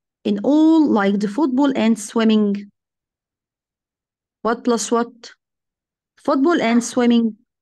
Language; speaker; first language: English; non-native, fluent; Arabic